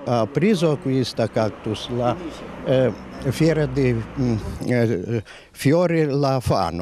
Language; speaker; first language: Italian; non-native, learner; Romanian